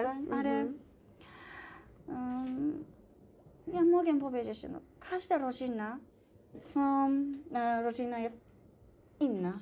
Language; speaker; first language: Polish; non-native, learner; Japanese